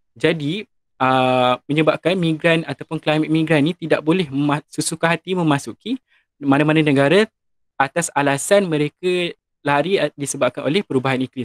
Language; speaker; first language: Malay; native; Malay